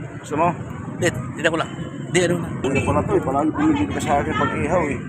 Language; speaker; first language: Filipino; native; Filipino